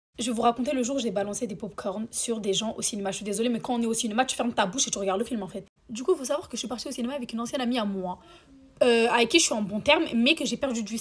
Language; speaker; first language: French; native; French